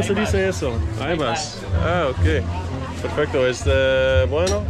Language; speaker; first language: Spanish; non-native, learner; English